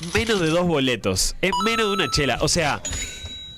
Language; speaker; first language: Spanish; native; Spanish